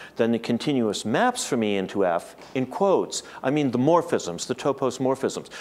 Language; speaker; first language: English; native; English